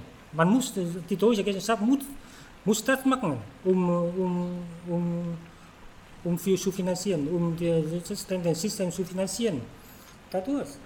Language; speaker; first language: German; non-native, fluent; Vietnamese